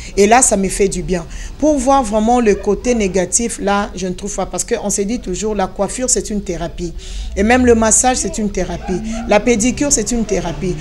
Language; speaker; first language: French; non-native, local second language; Lingala